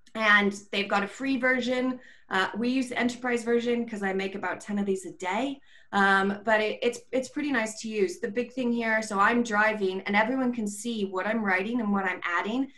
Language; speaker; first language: English; native; English